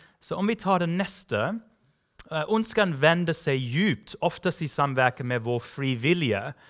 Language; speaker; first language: Swedish; non-native, fluent; English